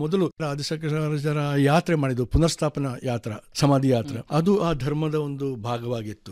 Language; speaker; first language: Kannada; non-native, local second language; Konkani